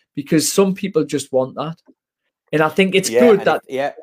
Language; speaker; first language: English; native; English